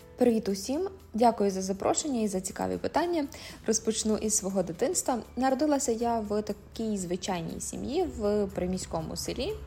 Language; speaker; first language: Ukrainian; native; Ukrainian